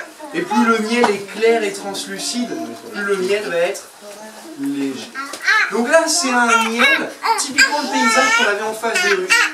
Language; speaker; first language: French; native; French